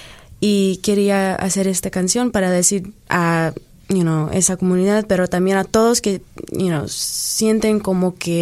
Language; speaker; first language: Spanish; early bilingual, heritage; English